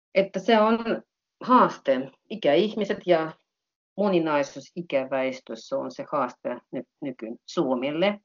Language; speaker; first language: Finnish; non-native, fluent; Russian